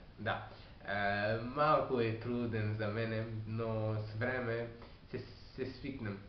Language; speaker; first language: Bulgarian; non-native, learner; French